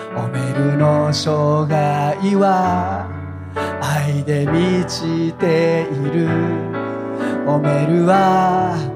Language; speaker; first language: Japanese; non-native, fluent; Hebrew